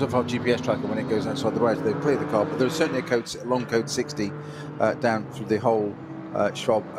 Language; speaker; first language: English; native; English